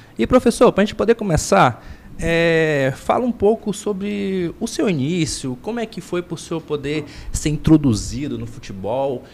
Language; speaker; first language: Portuguese; native; Portuguese